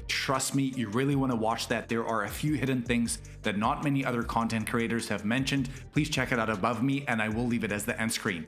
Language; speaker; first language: English; native; English